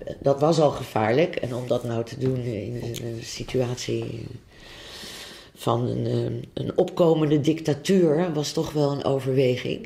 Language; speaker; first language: Dutch; native; Dutch